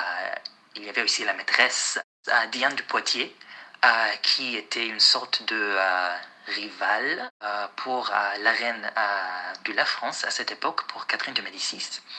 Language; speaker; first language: French; non-native, fluent; Arabic